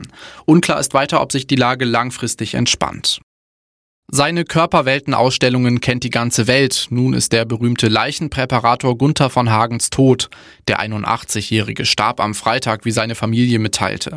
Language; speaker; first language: German; native; German